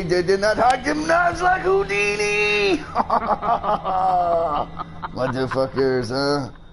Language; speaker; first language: English; native; English